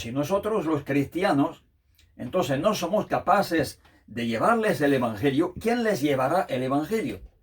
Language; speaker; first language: Spanish; non-native, fluent; French